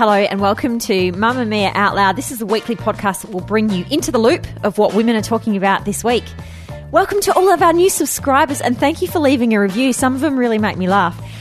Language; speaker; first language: English; native; English